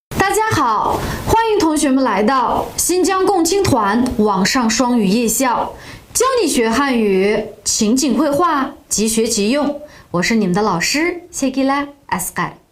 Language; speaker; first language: Chinese; non-native, local second language; Uyghur